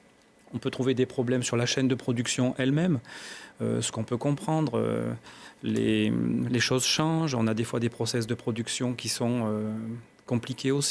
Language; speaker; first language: French; native; French